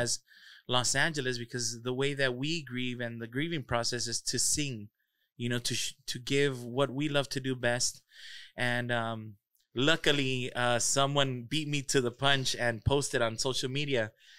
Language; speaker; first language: English; early bilingual, other home language; Spanish